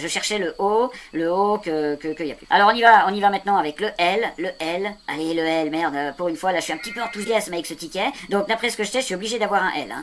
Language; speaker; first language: French; native; French